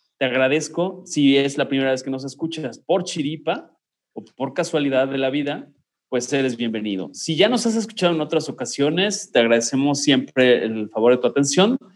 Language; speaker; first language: Spanish; native; Spanish